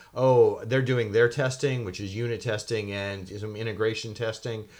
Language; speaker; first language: English; native; English